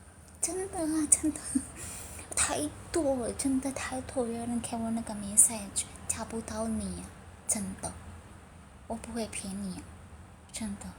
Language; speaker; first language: Chinese; early bilingual, heritage; Chinese